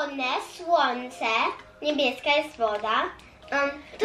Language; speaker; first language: Polish; early bilingual, heritage; Polish